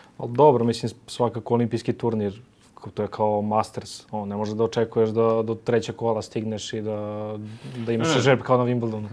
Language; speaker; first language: Serbian; native; Serbian